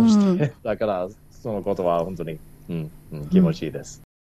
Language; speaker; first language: Japanese; non-native, learner; English